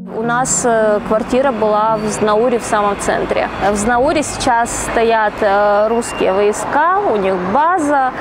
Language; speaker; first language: Russian; non-native, fluent; Georgian